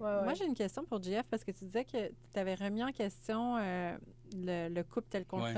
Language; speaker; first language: French; native; French